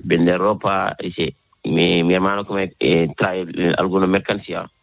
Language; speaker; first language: Spanish; non-native, learner; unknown